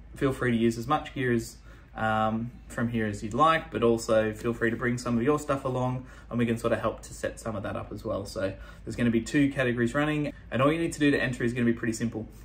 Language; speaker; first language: English; native; English